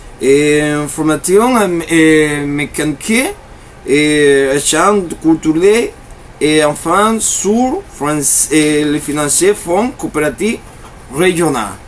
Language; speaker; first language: French; non-native, learner; Spanish